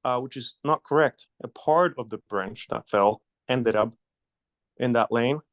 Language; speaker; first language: English; non-native, fluent; Polish